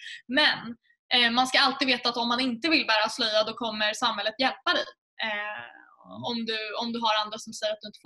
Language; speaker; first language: Swedish; native; Swedish